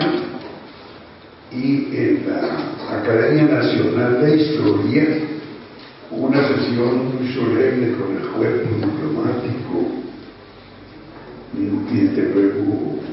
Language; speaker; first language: Spanish; native; Spanish